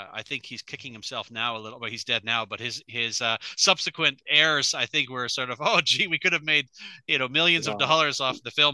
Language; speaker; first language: English; native; English